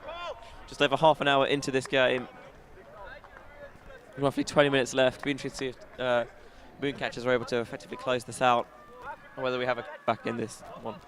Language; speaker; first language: English; native; English